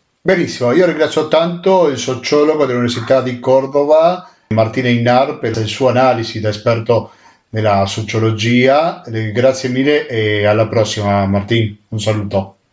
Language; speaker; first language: Italian; non-native, fluent; Spanish